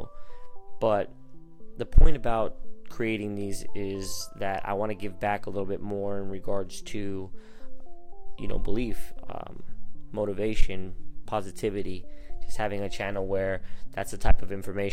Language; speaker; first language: English; early bilingual, other home language; Spanish